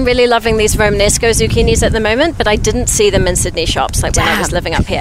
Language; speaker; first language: English; native; English